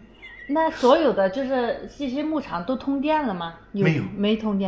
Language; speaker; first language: Chinese; native; Chinese